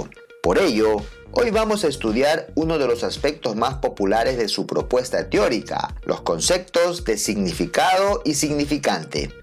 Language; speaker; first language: Spanish; native; Spanish